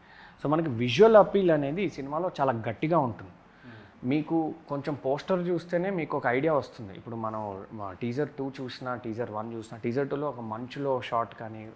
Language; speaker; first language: Telugu; native; Telugu